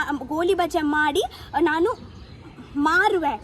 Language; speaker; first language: Kannada; non-native, local second language; Tulu